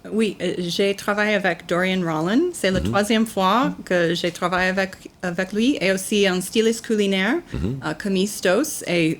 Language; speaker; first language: French; non-native, learner; English